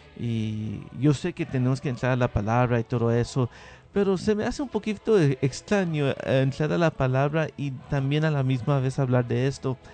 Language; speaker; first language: Spanish; early bilingual, heritage; Spanish